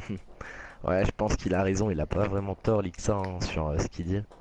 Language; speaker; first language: French; native; French